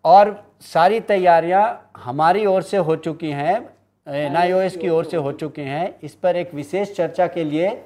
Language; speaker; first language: Hindi; native; Hindi